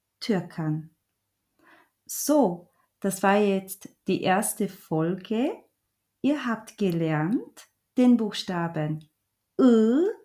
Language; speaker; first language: German; early bilingual, other home language; Turkish